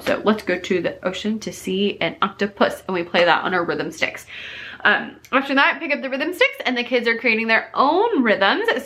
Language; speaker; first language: English; native; English